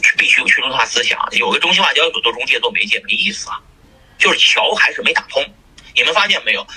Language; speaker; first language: Chinese; native; Chinese